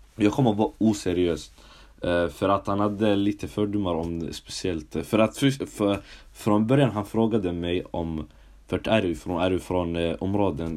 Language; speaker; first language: Swedish; early bilingual, other home language; Somali